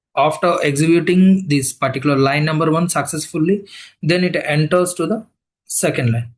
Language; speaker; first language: English; non-native, local second language; Telugu